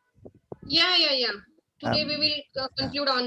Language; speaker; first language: English; non-native, fluent; Marathi